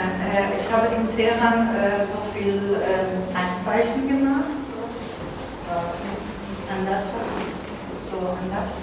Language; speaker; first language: German; non-native, learner; Persian